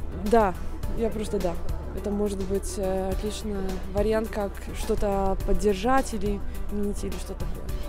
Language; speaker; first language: Russian; non-native, fluent; Latvian